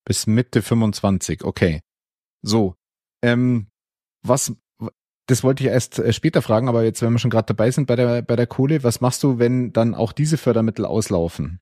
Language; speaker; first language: German; native; German